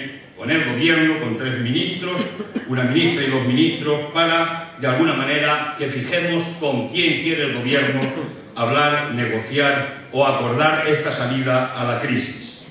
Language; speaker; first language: Spanish; native; Spanish